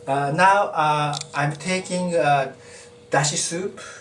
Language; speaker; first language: English; non-native, learner; Japanese